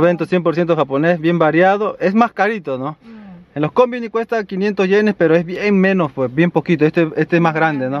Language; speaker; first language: Spanish; native; Spanish